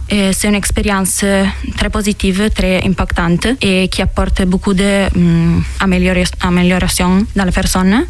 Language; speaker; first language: French; non-native, learner; Italian